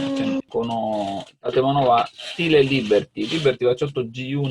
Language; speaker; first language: Japanese; non-native, learner; Italian